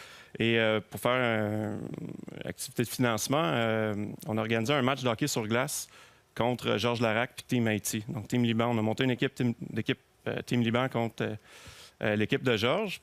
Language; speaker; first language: French; native; French